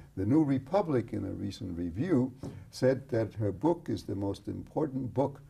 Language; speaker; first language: English; early bilingual, other home language; Spanish